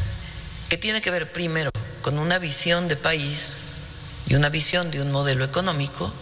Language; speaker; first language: Spanish; native; Spanish